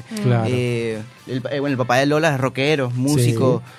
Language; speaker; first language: Spanish; native; Spanish